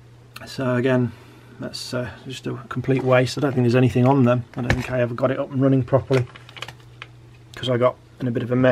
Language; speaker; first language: English; native; English